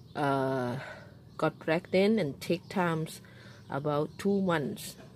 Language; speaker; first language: English; non-native, learner; Thai